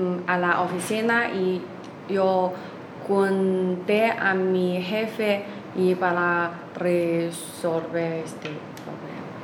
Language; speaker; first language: Spanish; non-native, learner; Chinese